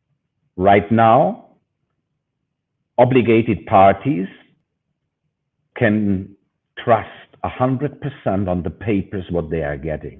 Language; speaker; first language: English; non-native, fluent; German